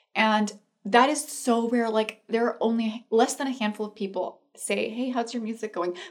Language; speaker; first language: English; non-native, fluent; Spanish